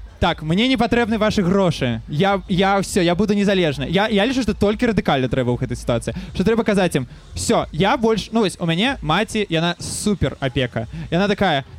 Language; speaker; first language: Belarusian; non-native, local second language; Russian